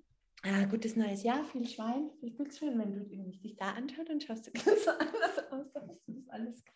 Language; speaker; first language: German; native; German